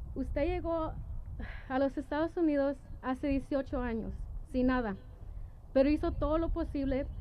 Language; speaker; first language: Spanish; early bilingual, heritage; Spanish